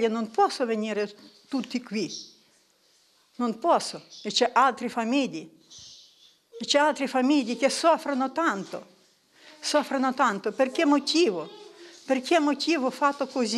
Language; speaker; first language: Italian; non-native, learner; Ukrainian